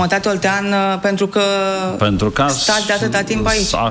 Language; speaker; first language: Romanian; native; Romanian